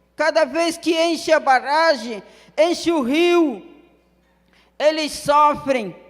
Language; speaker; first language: Portuguese; non-native, local second language; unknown